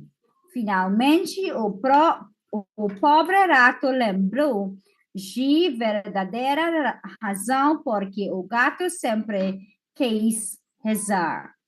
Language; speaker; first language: Portuguese; non-native, fluent; English